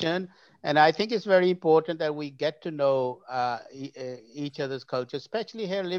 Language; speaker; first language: English; native; English